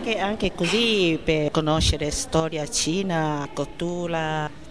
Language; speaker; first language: Italian; non-native, learner; Chinese